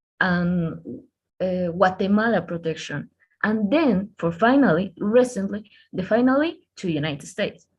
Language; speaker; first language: English; non-native, learner; Spanish